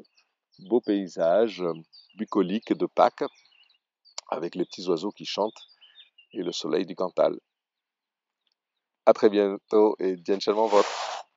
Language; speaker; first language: French; native; French